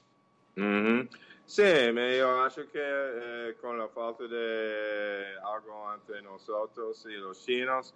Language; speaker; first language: Portuguese; non-native, learner; English